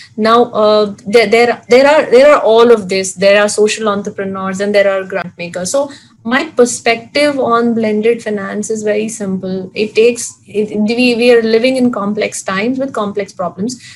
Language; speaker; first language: English; non-native, local second language; Hindi